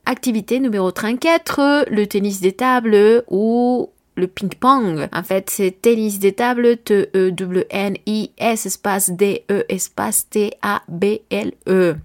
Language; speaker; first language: French; non-native, learner; Spanish